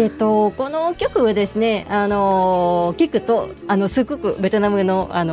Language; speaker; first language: Japanese; non-native, fluent; Vietnamese